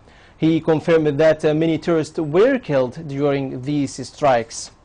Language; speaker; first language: English; non-native, local second language; Arabic